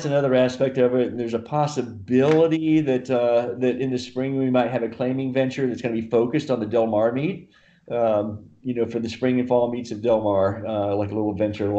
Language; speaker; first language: English; native; English